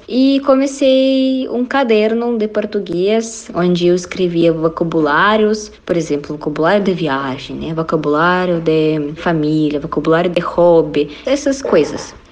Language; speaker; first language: Portuguese; non-native, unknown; Russian